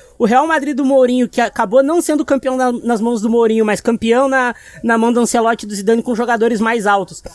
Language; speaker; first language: Portuguese; native; Portuguese